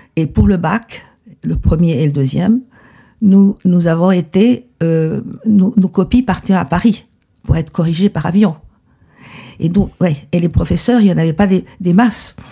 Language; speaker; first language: French; non-native, fluent; Spanish